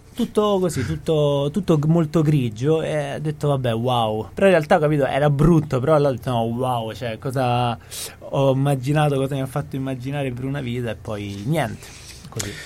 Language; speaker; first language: Italian; native; Italian